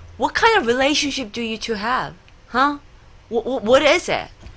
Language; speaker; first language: English; non-native, fluent; Korean